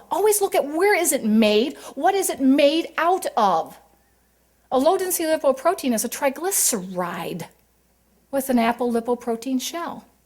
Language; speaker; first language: English; native; English